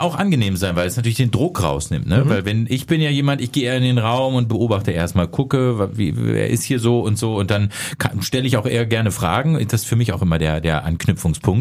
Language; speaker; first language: German; native; German